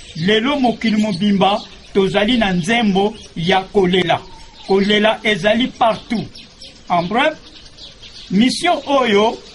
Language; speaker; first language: Lingala; non-native, local second language; Kongo